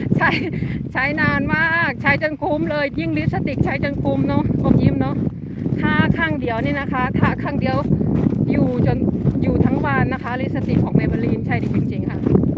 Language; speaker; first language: Thai; native; Thai